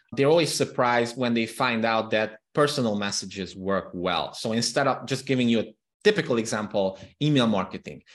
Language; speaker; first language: English; non-native, fluent; Hungarian